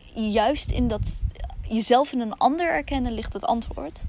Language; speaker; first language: Dutch; early bilingual, other home language; Russian